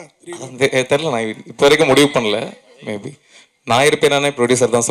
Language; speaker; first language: Tamil; native; Tamil